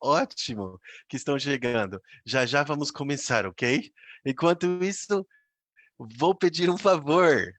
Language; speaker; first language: Portuguese; non-native, fluent; English